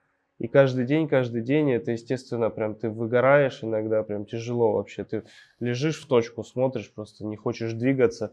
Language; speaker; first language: Russian; native; Russian